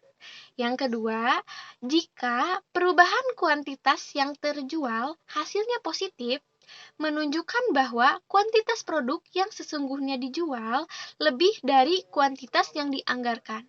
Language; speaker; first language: Indonesian; native; Indonesian